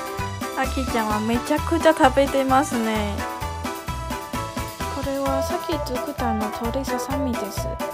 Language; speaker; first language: Japanese; non-native, fluent; Chinese